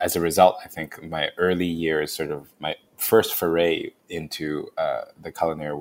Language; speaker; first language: English; non-native, local second language; Cantonese